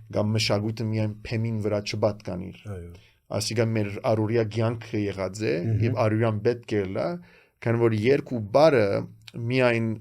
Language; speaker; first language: Armenian; early bilingual, heritage; Armenian